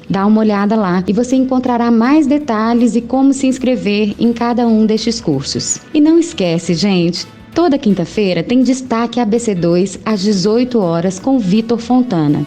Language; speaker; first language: Portuguese; native; Portuguese